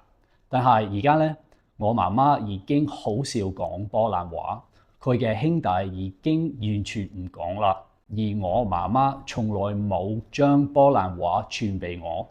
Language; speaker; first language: Cantonese; non-native, fluent; English